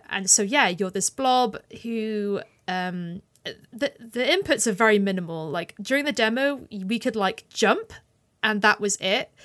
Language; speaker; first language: English; native; English